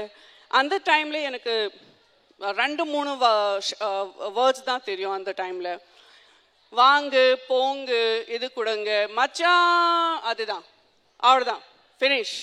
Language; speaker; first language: Tamil; non-native, local second language; Gujarati